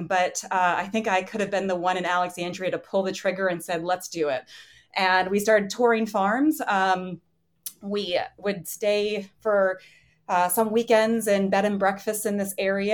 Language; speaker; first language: English; native; English